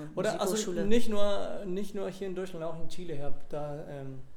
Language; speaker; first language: German; non-native, fluent; Spanish